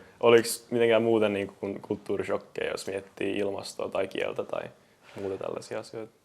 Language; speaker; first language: Finnish; native; Finnish